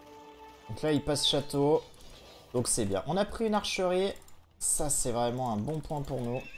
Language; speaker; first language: French; native; French